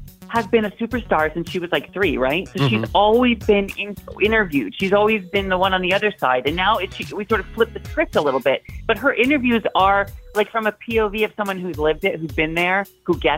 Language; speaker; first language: English; native; English